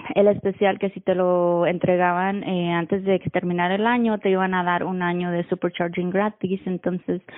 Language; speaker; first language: Spanish; native; Spanish